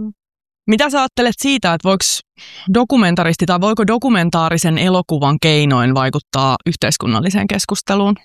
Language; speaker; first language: Finnish; native; Finnish